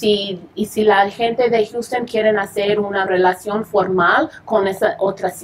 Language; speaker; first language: Spanish; early bilingual, heritage; English